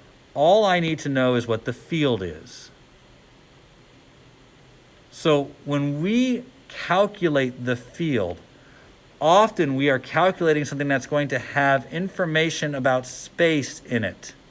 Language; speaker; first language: English; native; English